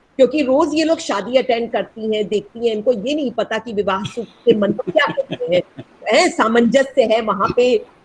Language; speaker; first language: Hindi; native; Hindi